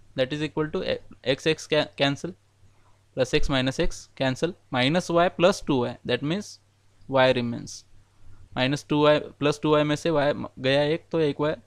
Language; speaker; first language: Hindi; non-native, local second language; Marathi